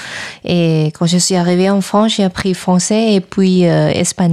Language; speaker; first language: French; non-native, fluent; Thai